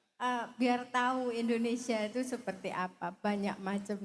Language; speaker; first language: Indonesian; non-native, local second language; Javanese